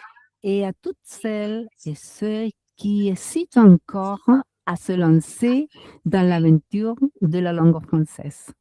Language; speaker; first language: French; non-native, fluent; Spanish